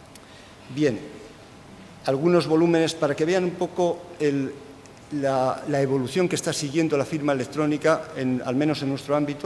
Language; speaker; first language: Spanish; native; Spanish